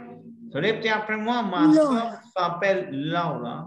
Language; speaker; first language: French; non-native, fluent; Hindi